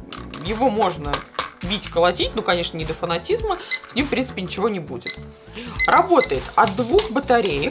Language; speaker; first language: Russian; native; Russian